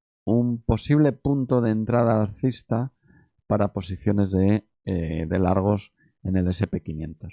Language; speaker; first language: Spanish; native; Spanish